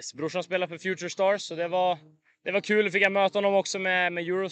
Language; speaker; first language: Swedish; native; Swedish